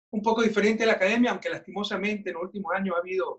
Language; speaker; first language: Spanish; native; Spanish